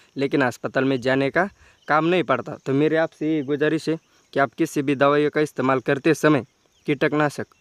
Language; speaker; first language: Hindi; non-native, local second language; Marathi